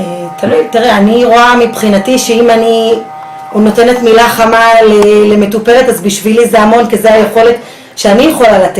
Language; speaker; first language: Hebrew; native; Hebrew